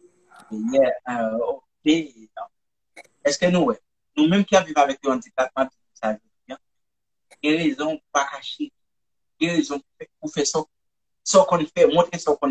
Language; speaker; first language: French; non-native, local second language; Haitian Creole